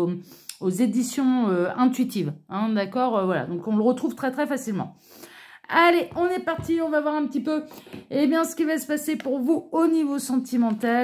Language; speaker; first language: French; native; French